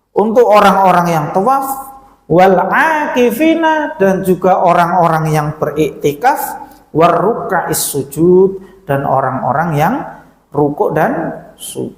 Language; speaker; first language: Indonesian; non-native, local second language; Javanese